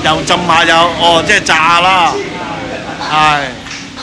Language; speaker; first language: Cantonese; native; Cantonese